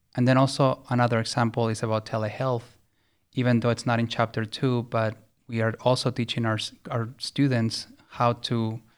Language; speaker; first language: English; early bilingual, other home language; Spanish